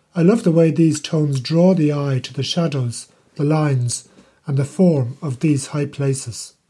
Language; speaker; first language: English; native; English